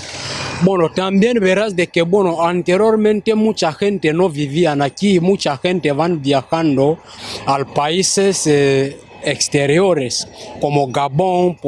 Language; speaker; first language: Spanish; non-native, fluent; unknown